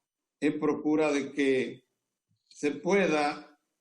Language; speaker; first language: Spanish; native; Spanish